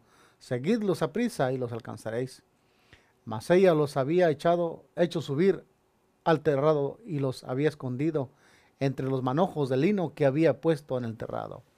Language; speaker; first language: Spanish; native; Spanish